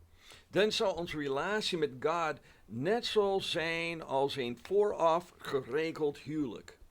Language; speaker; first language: Dutch; non-native, fluent; English